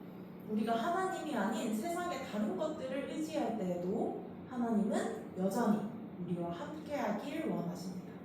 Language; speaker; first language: Korean; native; Korean